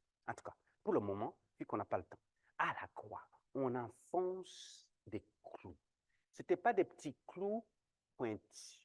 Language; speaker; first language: French; non-native, local second language; Kinyarwanda